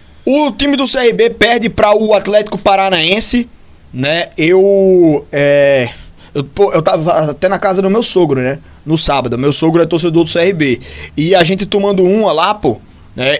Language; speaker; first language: Portuguese; native; Portuguese